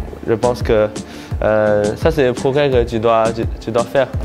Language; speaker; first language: French; early bilingual, heritage; French